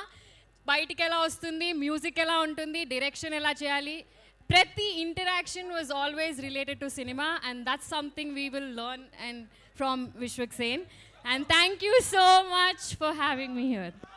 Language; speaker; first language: Telugu; non-native, learner; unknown